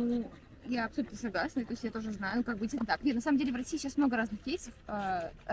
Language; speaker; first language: Russian; native; Russian